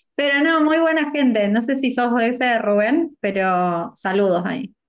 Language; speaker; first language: Spanish; native; Spanish